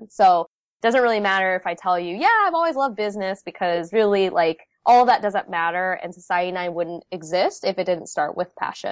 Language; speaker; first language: English; early bilingual, other home language; Vietnamese